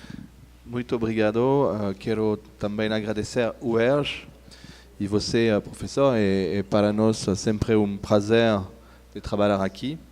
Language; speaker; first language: Portuguese; non-native, learner; French